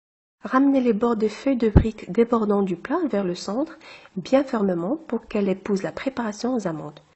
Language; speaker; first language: French; non-native, local second language; Arabic